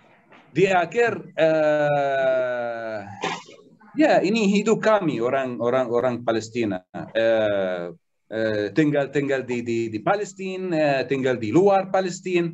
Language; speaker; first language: Indonesian; non-native, learner; Arabic